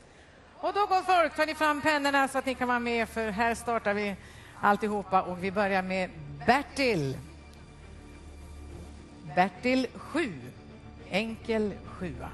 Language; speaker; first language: Swedish; native; Swedish